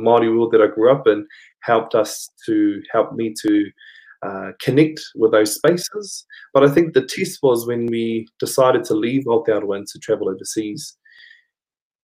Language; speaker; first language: English; non-native, local second language; Māori